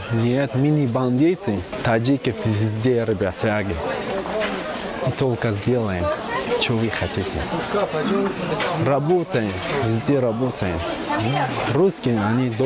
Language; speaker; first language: Russian; non-native, learner; Tajik